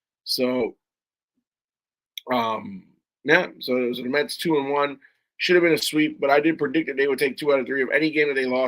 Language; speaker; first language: English; native; English